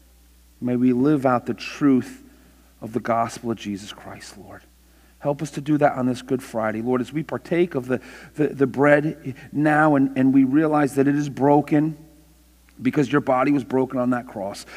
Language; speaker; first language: English; native; English